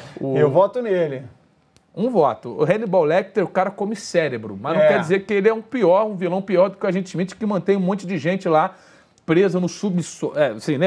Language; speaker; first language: Portuguese; native; Portuguese